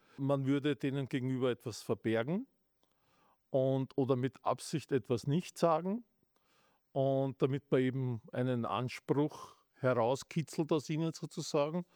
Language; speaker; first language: German; native; German